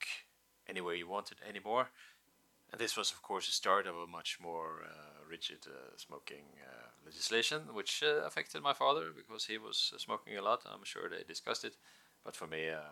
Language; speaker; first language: English; non-native, fluent; Norwegian